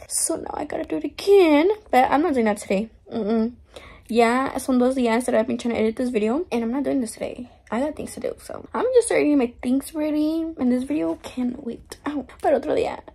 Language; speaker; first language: English; early bilingual, other home language; Spanish